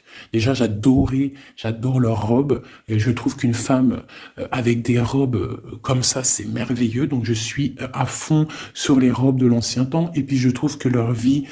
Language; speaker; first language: French; native; French